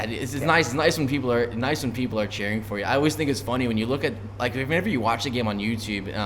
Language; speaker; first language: English; native; English